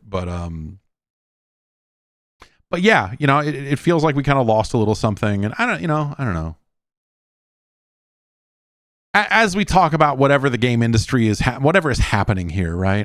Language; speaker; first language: English; native; English